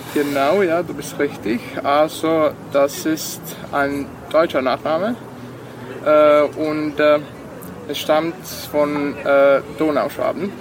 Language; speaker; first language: German; non-native, fluent; Serbian